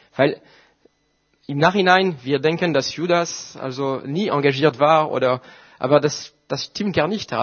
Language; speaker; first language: German; non-native, fluent; French